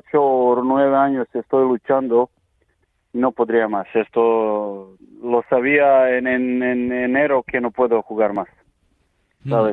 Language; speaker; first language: Spanish; non-native, learner; Serbian